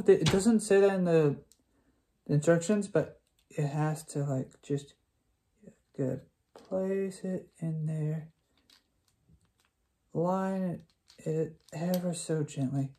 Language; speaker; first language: English; native; English